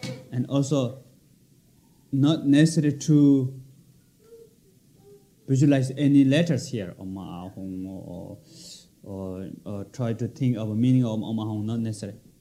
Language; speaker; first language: English; non-native, local second language; Tibetan